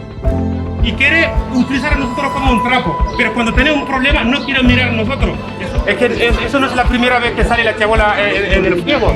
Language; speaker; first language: Spanish; non-native, learner; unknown